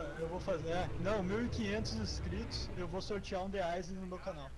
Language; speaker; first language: Portuguese; native; Portuguese